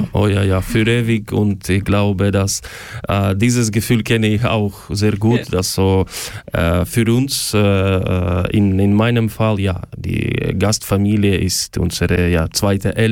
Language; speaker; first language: German; non-native, learner; Ukrainian